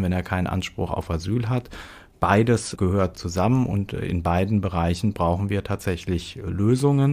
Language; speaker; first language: German; native; German